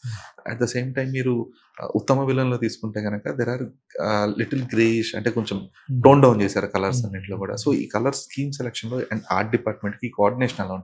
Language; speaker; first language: Telugu; native; Telugu